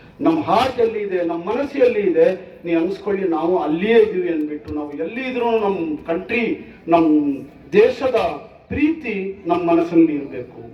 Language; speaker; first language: Kannada; non-native, fluent; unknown